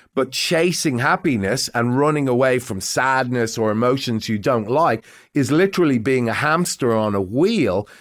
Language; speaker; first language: English; native; English